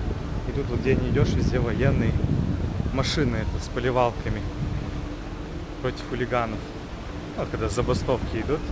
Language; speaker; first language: Russian; native; Russian